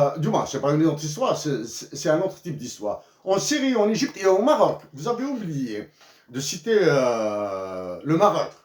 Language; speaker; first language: French; non-native, local second language; Kabyle